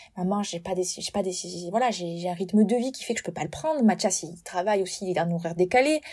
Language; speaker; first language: French; native; French